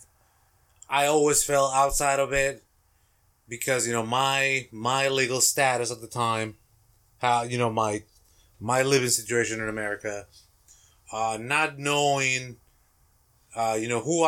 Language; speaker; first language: English; non-native, fluent; Spanish